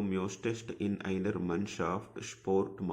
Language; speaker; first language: German; non-native, fluent; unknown